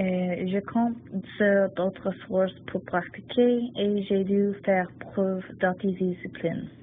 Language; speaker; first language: French; non-native, learner; English